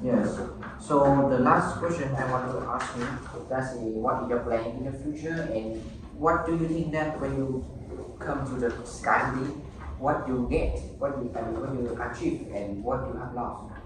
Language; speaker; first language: English; non-native, learner; Vietnamese